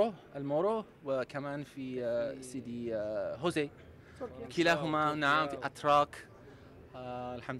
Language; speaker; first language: Arabic; non-native, learner; English